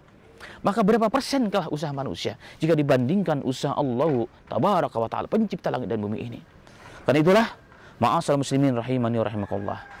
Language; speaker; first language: Indonesian; native; Indonesian